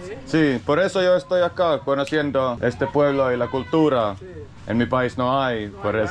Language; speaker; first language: Spanish; non-native, learner; Finnish